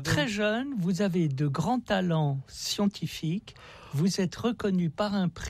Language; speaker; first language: French; native; French